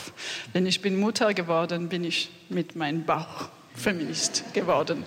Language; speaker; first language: German; non-native, learner; French